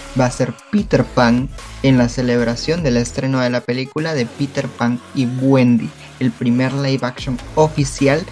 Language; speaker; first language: Spanish; native; Spanish